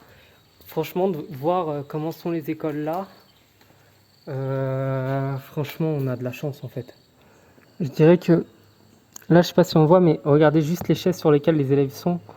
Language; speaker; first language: French; native; French